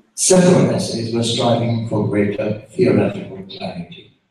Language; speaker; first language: English; non-native, fluent; German